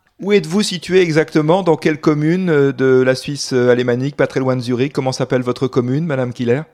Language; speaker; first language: French; native; French